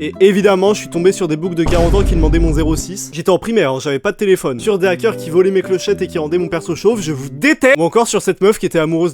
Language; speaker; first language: French; native; French